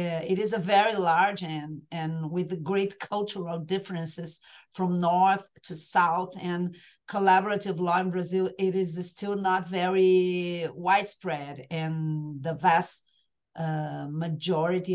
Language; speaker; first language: English; non-native, fluent; Portuguese